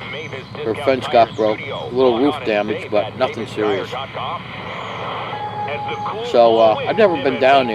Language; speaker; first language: English; native; English